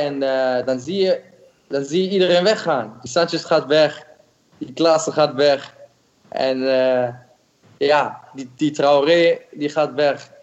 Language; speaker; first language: Dutch; non-native, fluent; German